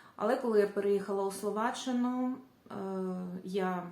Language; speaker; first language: Ukrainian; native; Ukrainian